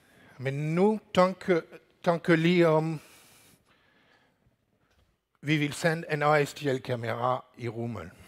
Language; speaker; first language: Danish; non-native, learner; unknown